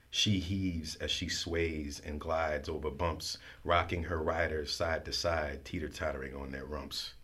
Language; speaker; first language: English; native; English